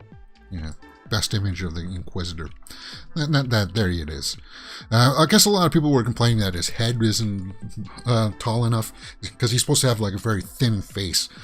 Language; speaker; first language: English; native; English